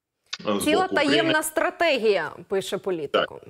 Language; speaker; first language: Ukrainian; native; Ukrainian